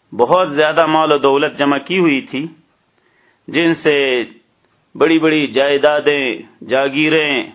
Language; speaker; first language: Urdu; native; Urdu